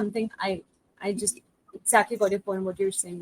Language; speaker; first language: English; non-native, local second language; Hindi